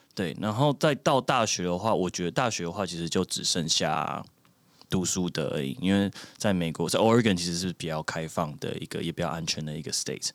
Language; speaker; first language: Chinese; native; Chinese